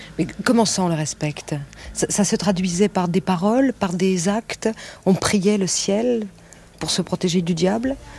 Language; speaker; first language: French; native; French